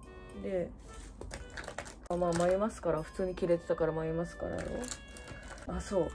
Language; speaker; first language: Japanese; native; Japanese